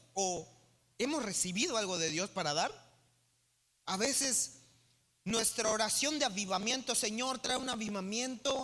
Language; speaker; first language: Spanish; native; Spanish